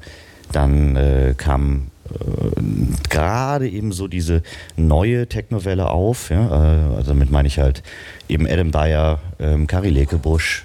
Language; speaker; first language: German; native; German